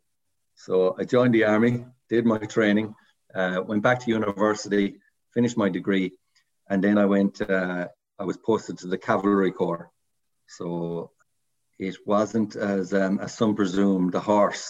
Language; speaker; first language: English; native; English